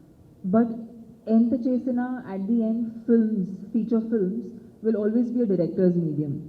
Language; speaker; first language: Telugu; non-native, local second language; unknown